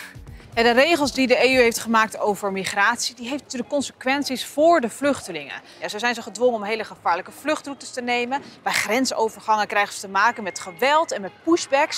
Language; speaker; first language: Dutch; native; Dutch